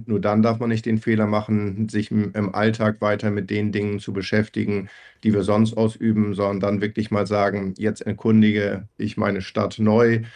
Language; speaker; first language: German; native; German